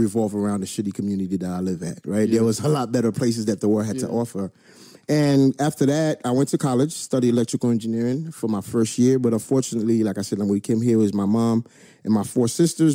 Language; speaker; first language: English; non-native, fluent; Haitian Creole